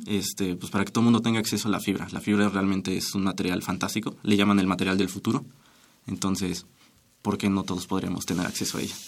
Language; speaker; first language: Spanish; native; Spanish